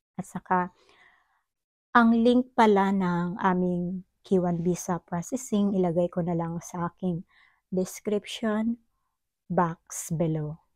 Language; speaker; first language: Filipino; non-native, local second language; Cebuano